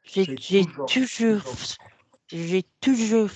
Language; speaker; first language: French; non-native, learner; English